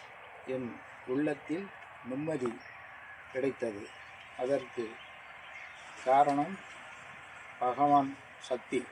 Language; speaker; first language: Tamil; native; Tamil